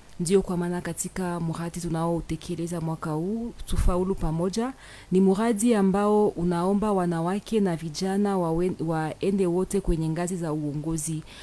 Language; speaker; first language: Swahili; native; Swahili